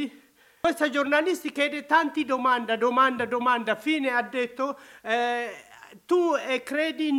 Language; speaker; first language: Italian; non-native, learner; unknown